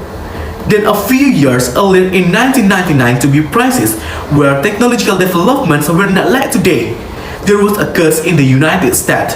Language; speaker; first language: English; non-native, learner; Indonesian